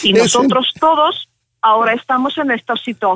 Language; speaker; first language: Spanish; non-native, fluent; Ukrainian